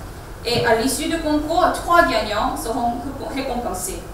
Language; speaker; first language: French; non-native, fluent; Korean